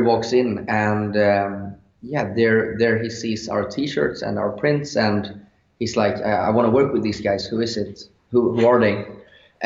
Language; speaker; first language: English; non-native, fluent; Swedish